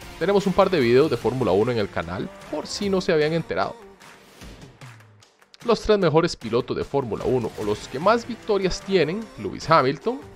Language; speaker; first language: Spanish; native; Spanish